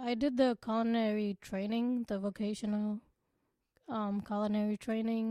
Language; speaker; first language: English; non-native, local second language; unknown